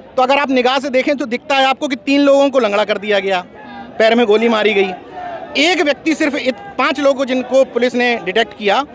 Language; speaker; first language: Hindi; native; Hindi